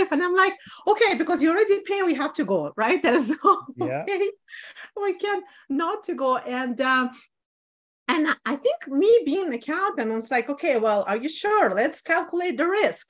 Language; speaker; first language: English; non-native, fluent; Russian